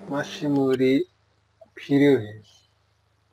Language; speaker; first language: Korean; non-native, learner; Nepali